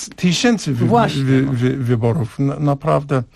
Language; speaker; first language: Polish; non-native, learner; English